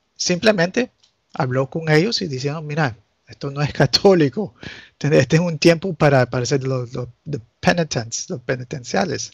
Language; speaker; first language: Spanish; early bilingual, heritage; Spanish